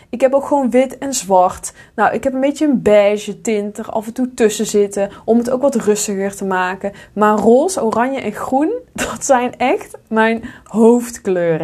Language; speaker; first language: Dutch; native; Dutch